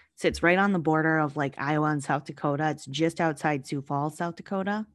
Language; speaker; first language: English; native; English